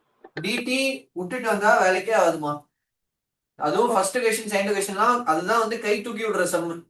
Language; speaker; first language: Tamil; native; Tamil